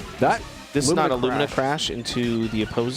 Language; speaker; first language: English; native; English